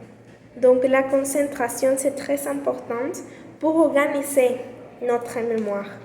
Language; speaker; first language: French; non-native, learner; Spanish